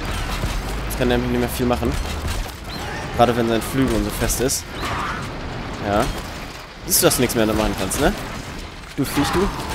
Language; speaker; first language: German; native; German